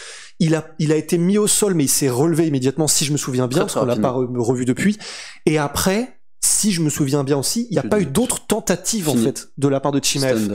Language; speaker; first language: French; native; French